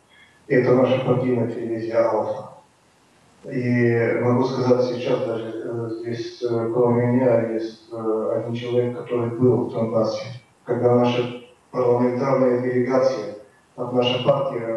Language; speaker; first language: Russian; non-native, fluent; Bulgarian